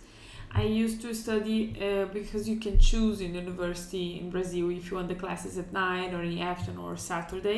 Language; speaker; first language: English; non-native, fluent; Portuguese